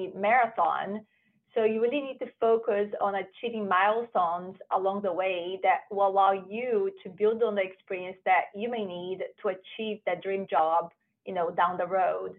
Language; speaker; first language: English; non-native, fluent; Portuguese